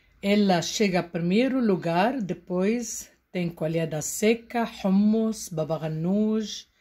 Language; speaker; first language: Portuguese; non-native, learner; Arabic